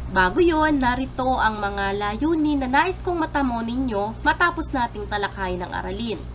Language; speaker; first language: Filipino; native; Filipino